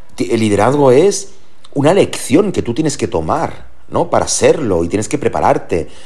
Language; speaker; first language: Spanish; early bilingual, heritage; Spanish